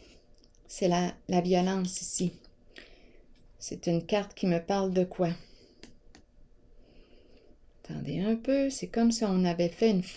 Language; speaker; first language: French; native; French